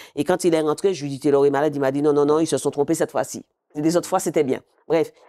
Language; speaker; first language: French; native; French